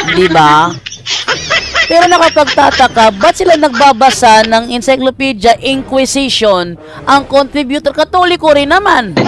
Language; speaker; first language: Filipino; non-native, local second language; Cebuano